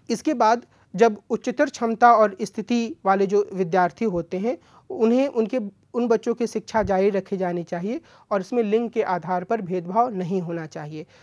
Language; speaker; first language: Hindi; native; Hindi